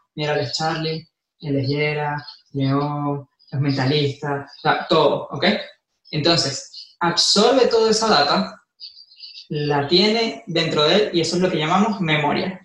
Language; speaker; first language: Spanish; native; Spanish